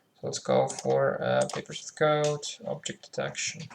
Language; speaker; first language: English; non-native, fluent; Ukrainian